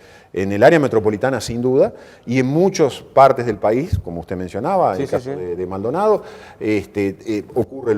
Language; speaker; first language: Spanish; native; Spanish